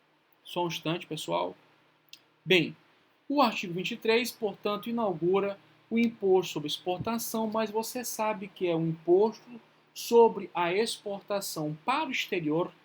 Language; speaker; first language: Portuguese; native; Portuguese